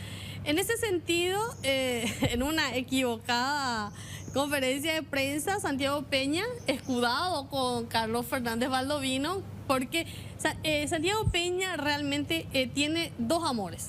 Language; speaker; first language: Spanish; native; Spanish